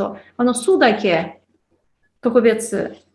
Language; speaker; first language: Japanese; non-native, learner; Tatar